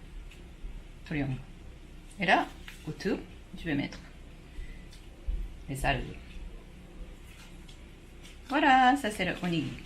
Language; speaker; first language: French; non-native, fluent; Japanese